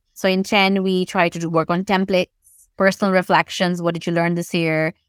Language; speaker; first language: English; non-native, local second language; Urdu